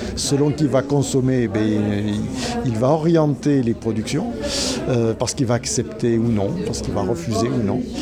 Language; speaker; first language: French; native; French